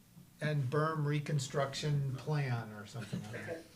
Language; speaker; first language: English; native; English